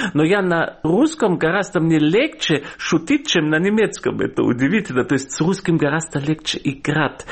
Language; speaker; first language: Russian; non-native, fluent; German